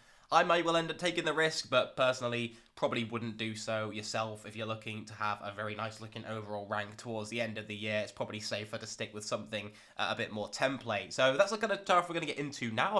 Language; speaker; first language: English; native; English